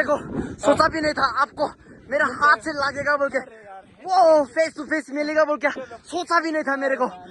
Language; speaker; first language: Hindi; non-native, local second language; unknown